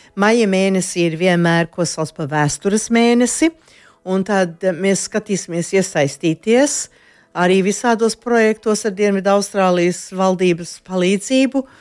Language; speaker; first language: Latvian; early bilingual, heritage; Latvian